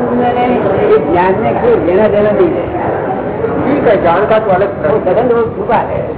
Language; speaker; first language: Hindi; non-native, local second language; Gujarati